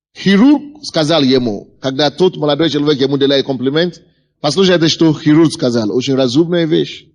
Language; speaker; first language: Russian; non-native, fluent; Yoruba